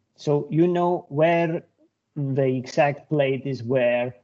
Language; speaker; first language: English; non-native, fluent; Lithuanian